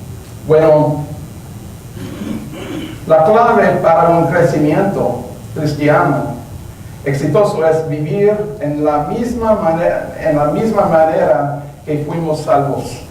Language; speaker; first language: Spanish; non-native, learner; English